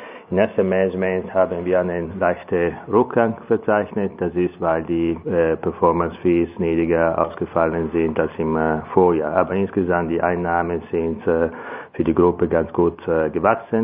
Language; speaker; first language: German; non-native, fluent; Italian